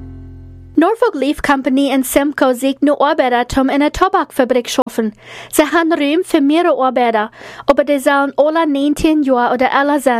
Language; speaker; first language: German; non-native, learner; Plautdietsch